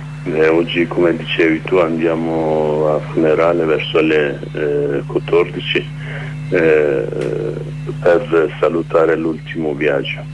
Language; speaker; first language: Italian; non-native, fluent; Kurdish